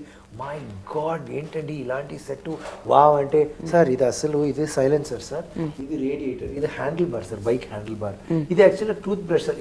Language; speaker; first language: Telugu; non-native, local second language; Tamil